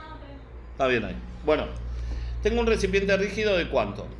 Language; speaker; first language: Spanish; native; Spanish